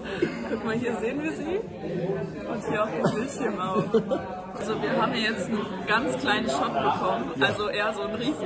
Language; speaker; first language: German; native; German